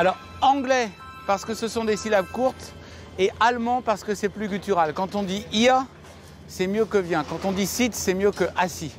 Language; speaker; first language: French; native; French